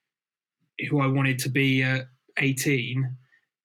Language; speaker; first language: English; native; English